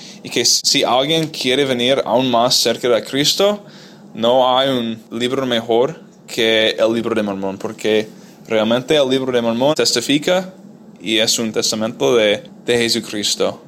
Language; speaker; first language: Spanish; non-native, fluent; English